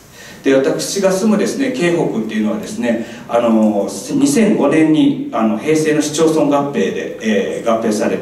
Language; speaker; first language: Japanese; native; Japanese